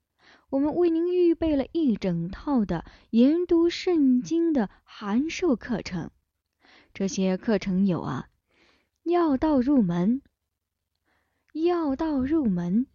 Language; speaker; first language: Chinese; native; Chinese